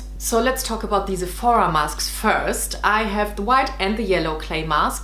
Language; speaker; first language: English; non-native, fluent; German